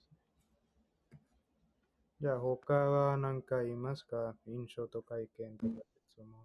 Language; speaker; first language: Japanese; non-native, fluent; Hindi